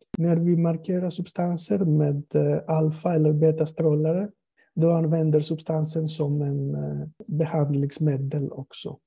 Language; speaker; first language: Swedish; non-native, fluent; Greek